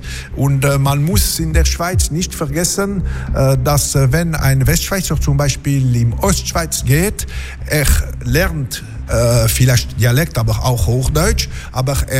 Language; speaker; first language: German; non-native, local second language; French